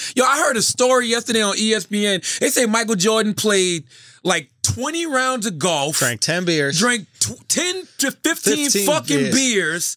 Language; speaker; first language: English; native; English